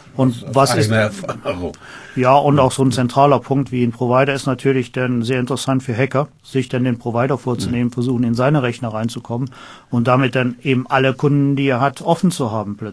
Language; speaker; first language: German; native; German